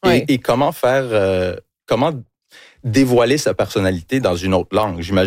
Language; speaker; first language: French; early bilingual, other home language; English